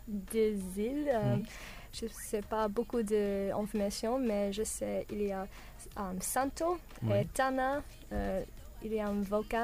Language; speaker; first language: French; non-native, learner; English